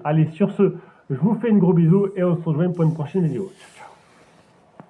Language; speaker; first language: French; native; French